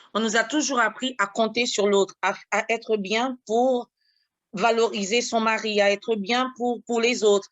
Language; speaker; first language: French; non-native, local second language; Haitian Creole